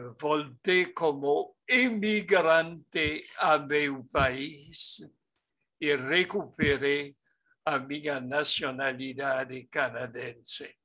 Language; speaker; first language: Portuguese; non-native, fluent; French